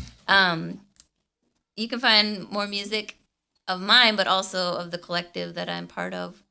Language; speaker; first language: English; native; English